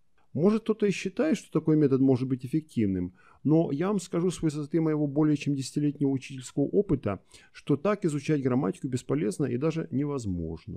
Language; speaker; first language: Russian; native; Russian